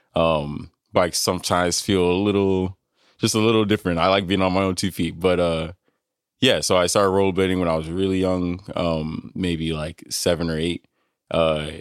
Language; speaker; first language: English; native; English